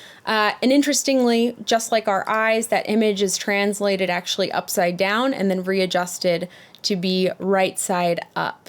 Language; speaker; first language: English; native; English